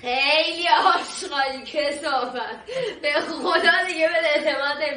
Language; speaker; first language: Persian; native; Persian